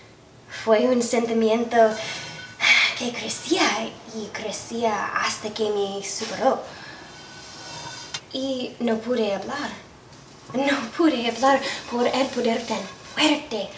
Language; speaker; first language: Spanish; non-native, learner; English